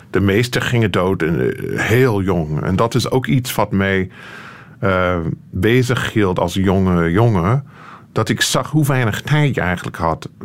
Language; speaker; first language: Dutch; non-native, fluent; English